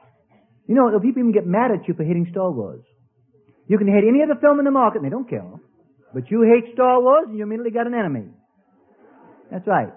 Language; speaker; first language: English; native; English